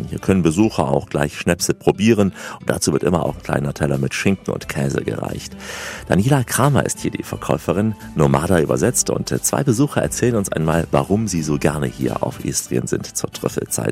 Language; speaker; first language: German; native; German